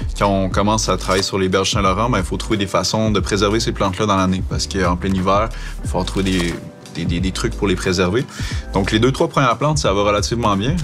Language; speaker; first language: French; native; French